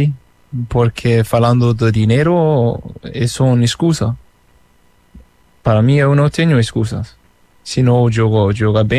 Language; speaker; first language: Portuguese; non-native, fluent; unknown